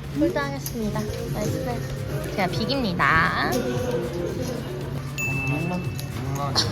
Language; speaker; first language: Korean; native; Korean